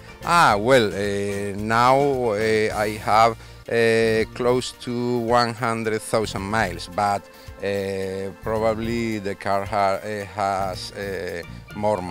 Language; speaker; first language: English; non-native, learner; Spanish